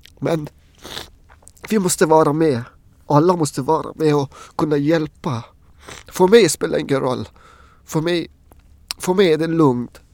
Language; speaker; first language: Swedish; non-native, fluent; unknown